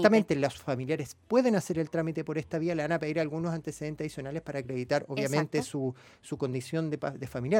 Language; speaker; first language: Spanish; native; Spanish